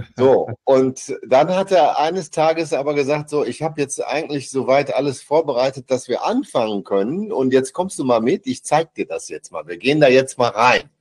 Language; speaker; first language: German; native; German